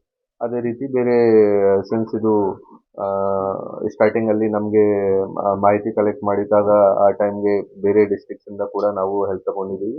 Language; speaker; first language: Kannada; non-native, fluent; Hindi